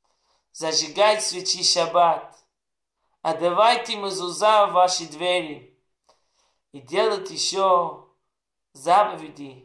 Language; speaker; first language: Russian; non-native, learner; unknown